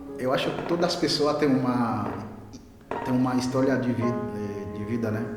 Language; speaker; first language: Portuguese; non-native, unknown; Haitian Creole